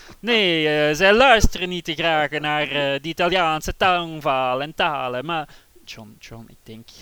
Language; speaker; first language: Dutch; native; Dutch